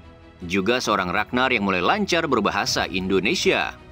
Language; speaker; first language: Indonesian; native; Indonesian